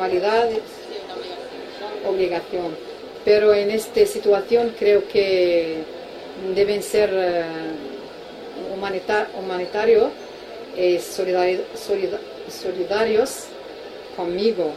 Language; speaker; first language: Spanish; non-native, fluent; Arabic